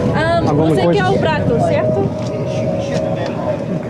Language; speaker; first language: Portuguese; early bilingual, heritage; English